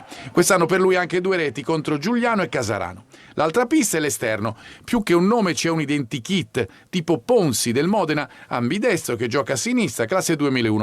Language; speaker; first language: Italian; native; Italian